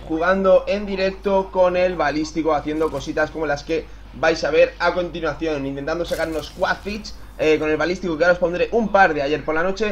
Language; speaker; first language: Spanish; native; Spanish